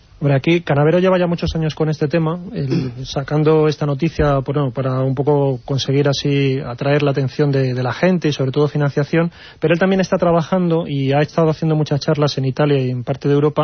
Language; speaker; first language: Spanish; native; Spanish